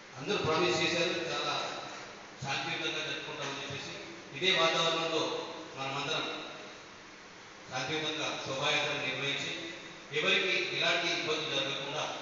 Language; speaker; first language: Telugu; native; Telugu